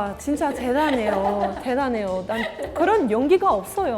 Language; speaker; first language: Korean; non-native, fluent; Dutch